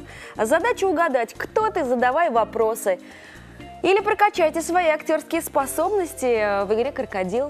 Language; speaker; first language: Russian; native; Russian